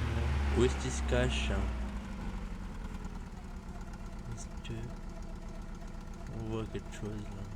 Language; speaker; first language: French; native; French